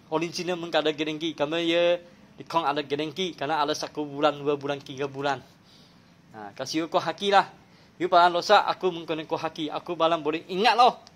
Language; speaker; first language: Malay; non-native, local second language; Chinese